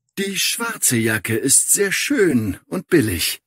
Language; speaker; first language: German; non-native, fluent; Persian